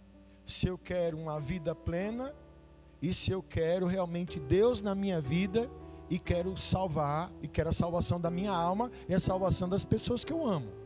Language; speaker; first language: Portuguese; native; Portuguese